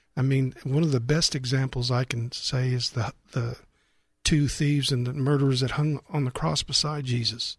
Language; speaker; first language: English; native; English